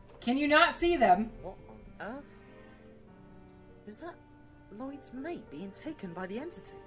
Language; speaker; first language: English; native; English